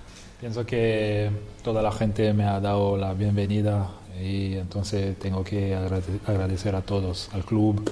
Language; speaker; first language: Spanish; non-native, fluent; French